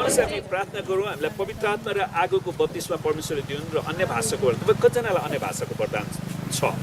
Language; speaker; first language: Nepali; native; Nepali